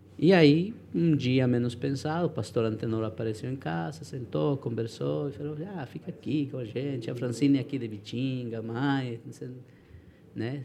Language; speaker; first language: Portuguese; non-native, fluent; Spanish